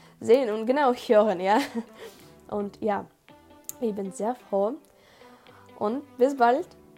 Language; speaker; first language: German; non-native, learner; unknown